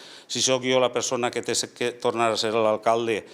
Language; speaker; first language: Catalan; native; Catalan